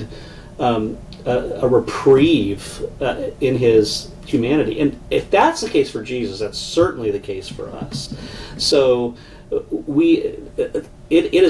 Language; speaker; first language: English; native; English